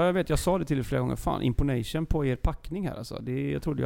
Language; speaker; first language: Swedish; native; Swedish